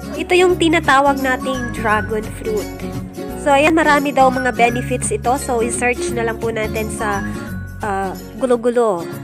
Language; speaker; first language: Filipino; non-native, local second language; Masbatenyo